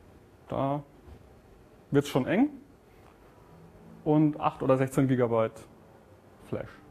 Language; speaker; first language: German; native; German